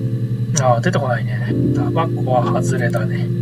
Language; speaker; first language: Japanese; native; Japanese